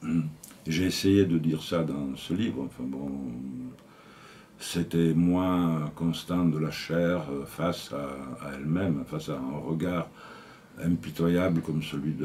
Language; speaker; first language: French; native; French